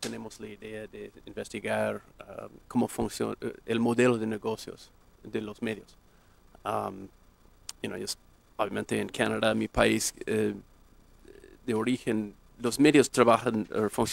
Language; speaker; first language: Spanish; non-native, fluent; English